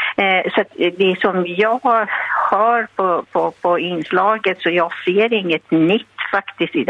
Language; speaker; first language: Swedish; non-native, fluent; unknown